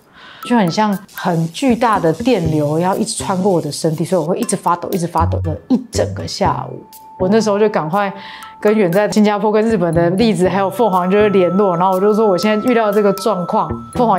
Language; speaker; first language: Chinese; native; Chinese